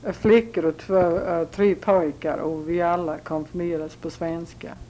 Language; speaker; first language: Swedish; early bilingual, heritage; Swedish